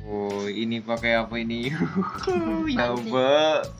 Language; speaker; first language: Indonesian; native; Indonesian